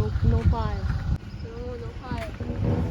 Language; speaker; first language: Korean; non-native, learner; Thai